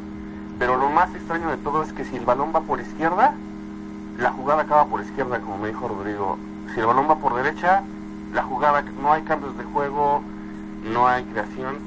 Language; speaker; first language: Spanish; native; Spanish